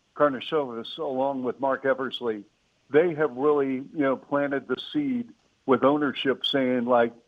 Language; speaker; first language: English; native; English